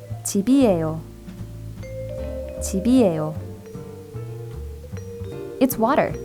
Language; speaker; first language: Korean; non-native, fluent; English